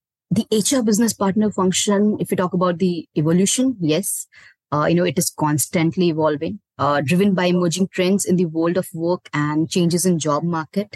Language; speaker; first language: English; non-native, local second language; Hindi